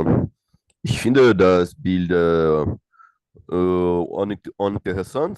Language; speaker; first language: German; non-native, learner; Portuguese